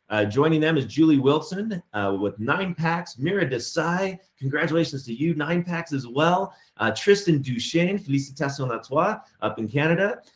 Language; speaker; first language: English; native; English